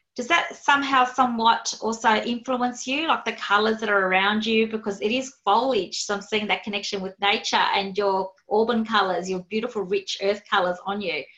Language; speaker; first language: English; native; English